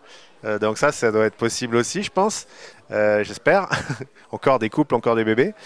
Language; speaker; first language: French; native; French